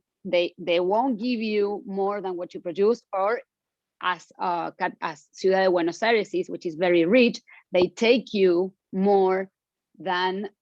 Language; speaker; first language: English; non-native, fluent; Spanish